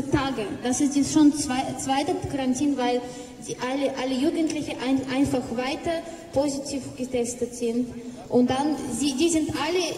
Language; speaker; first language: German; non-native, learner; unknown